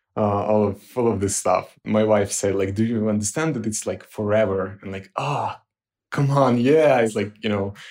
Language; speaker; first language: English; non-native, fluent; Ukrainian